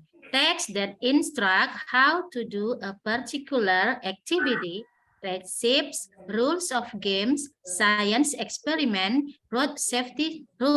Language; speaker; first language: English; non-native, learner; Indonesian